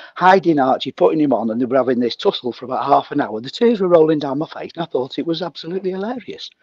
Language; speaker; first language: English; native; English